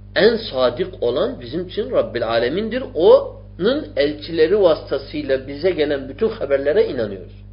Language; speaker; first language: Turkish; non-native, fluent; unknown